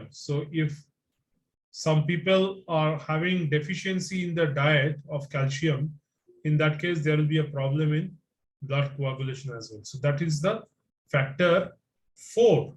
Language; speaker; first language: English; non-native, local second language; Bangla